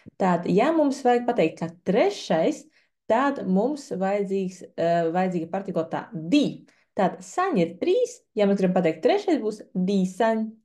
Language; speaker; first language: Latvian; non-native, local second language; Russian